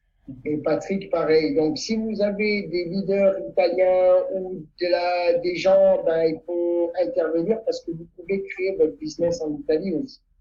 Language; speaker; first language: French; non-native, fluent; Italian